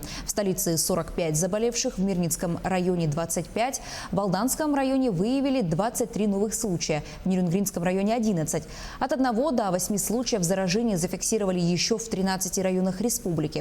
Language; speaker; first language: Russian; native; Russian